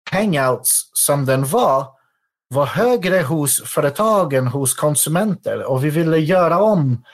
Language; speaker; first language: Swedish; non-native, fluent; French